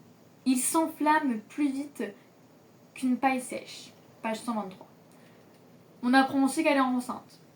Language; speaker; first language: French; native; French